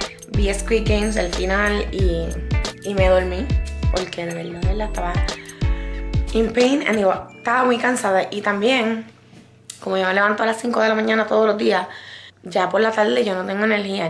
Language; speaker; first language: Spanish; early bilingual, heritage; Spanish